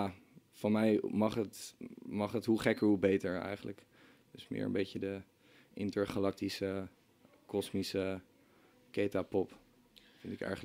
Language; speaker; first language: Dutch; native; Dutch